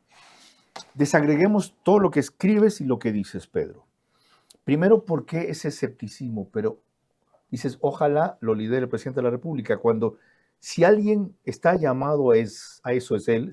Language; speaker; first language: Spanish; native; Spanish